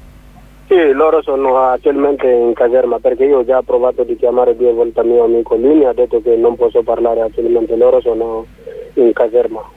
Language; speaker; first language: Italian; non-native, learner; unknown